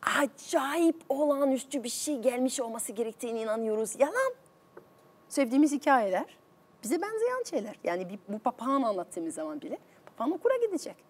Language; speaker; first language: Turkish; non-native, fluent; French